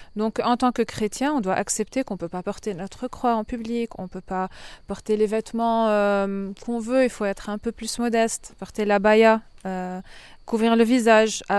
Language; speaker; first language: French; non-native, fluent; Arabic